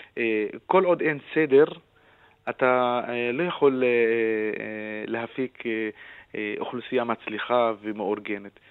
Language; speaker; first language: Hebrew; non-native, local second language; Arabic